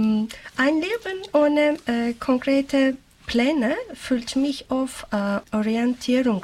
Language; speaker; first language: German; non-native, learner; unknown